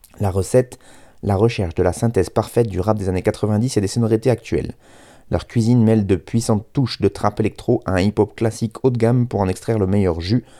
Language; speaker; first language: French; native; French